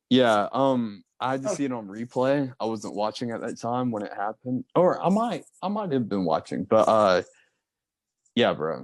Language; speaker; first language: English; native; English